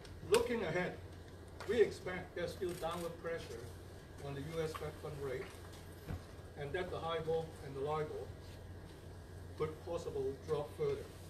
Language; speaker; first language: English; non-native, local second language; Cantonese